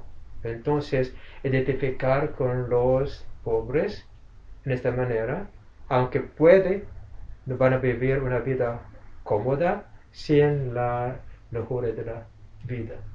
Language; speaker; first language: Spanish; non-native, fluent; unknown